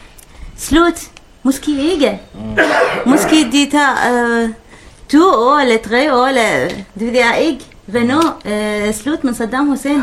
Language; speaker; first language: Danish; non-native, learner; Arabic